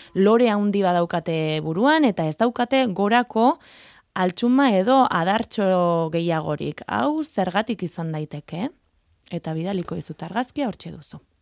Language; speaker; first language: Basque; native; Basque